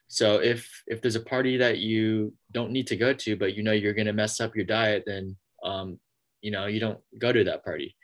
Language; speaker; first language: English; native; English